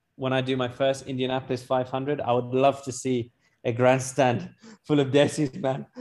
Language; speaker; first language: English; native; English